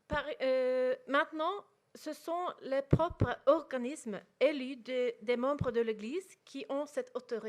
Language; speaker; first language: French; non-native, fluent; Norwegian